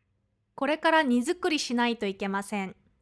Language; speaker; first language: Japanese; non-native, fluent; Korean